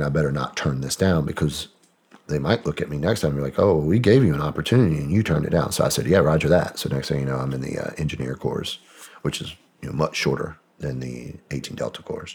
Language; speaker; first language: English; native; English